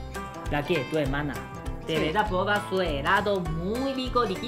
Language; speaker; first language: Spanish; non-native, learner; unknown